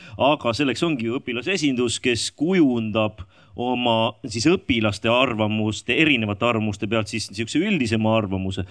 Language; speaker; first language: Estonian; non-native, local second language; Russian